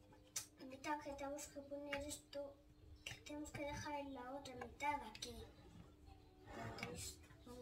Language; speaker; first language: Spanish; early bilingual, other home language; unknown